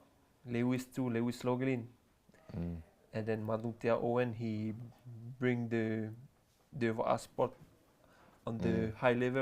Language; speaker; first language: English; non-native, learner; French